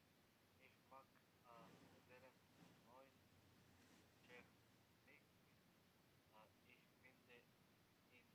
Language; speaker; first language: German; non-native, learner; Macedonian